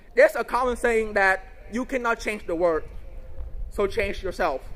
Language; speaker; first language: English; non-native, fluent; Vietnamese